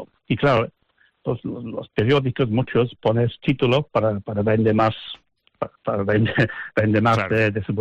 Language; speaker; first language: Spanish; non-native, fluent; English